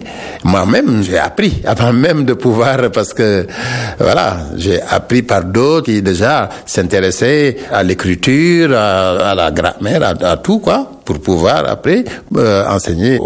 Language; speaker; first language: French; non-native, local second language; Wolof